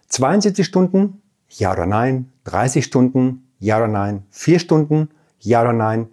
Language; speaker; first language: German; native; German